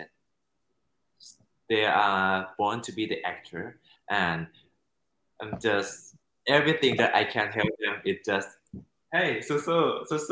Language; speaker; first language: English; non-native, fluent; Thai